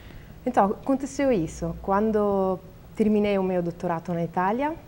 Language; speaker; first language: Portuguese; non-native, learner; Italian